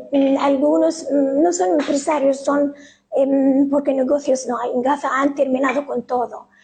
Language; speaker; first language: Spanish; non-native, fluent; Arabic